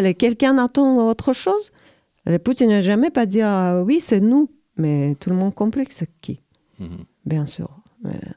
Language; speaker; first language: French; non-native, learner; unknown